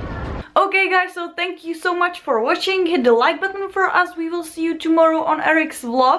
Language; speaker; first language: English; non-native, learner; Czech